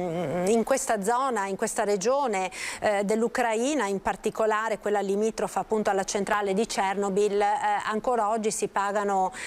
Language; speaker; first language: Italian; native; Italian